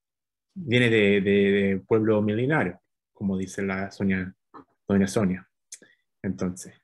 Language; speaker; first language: Spanish; non-native, fluent; English